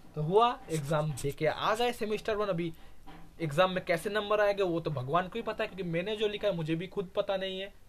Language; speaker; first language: Hindi; non-native, local second language; Bangla